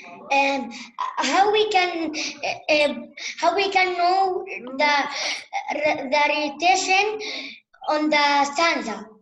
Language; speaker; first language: English; non-native, learner; Arabic